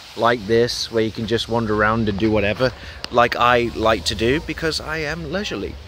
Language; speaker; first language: English; native; English